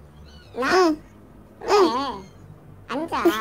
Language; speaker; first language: Korean; non-native, learner; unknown